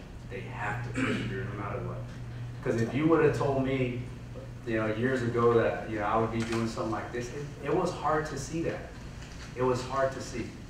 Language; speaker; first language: English; early bilingual, other home language; Spanish